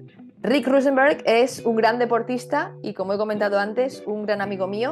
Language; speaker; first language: Spanish; native; Spanish